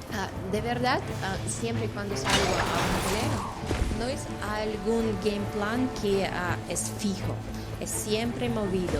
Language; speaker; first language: Spanish; non-native, fluent; Russian